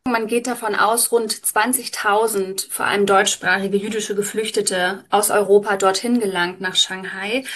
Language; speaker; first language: German; native; German